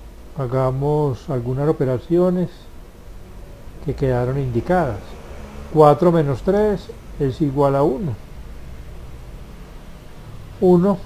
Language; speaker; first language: Spanish; native; Spanish